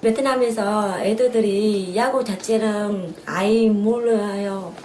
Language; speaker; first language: Korean; non-native, learner; Vietnamese